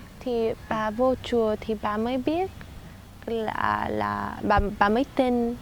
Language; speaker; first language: Vietnamese; early bilingual, heritage; Vietnamese